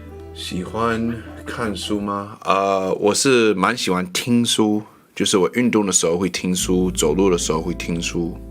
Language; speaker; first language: Chinese; non-native, learner; English